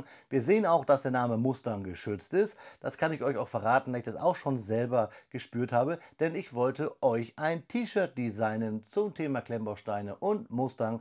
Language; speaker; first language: German; native; German